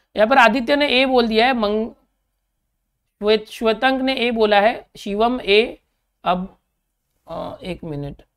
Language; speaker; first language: Hindi; native; Hindi